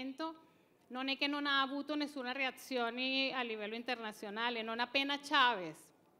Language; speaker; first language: Italian; non-native, fluent; Spanish